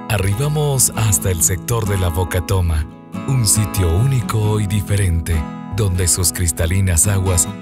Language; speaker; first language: Spanish; native; Spanish